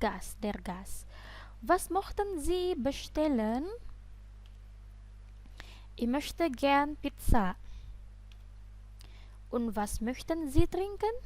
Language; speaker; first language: German; non-native, fluent; Indonesian